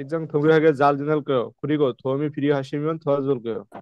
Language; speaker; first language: Korean; non-native, learner; Bangla